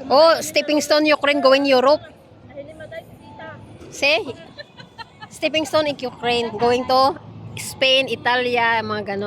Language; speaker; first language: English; non-native, local second language; Filipino